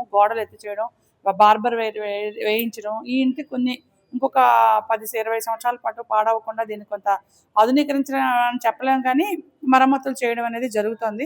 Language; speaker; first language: Telugu; native; Telugu